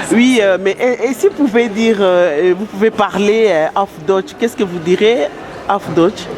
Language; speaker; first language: French; non-native, local second language; Lingala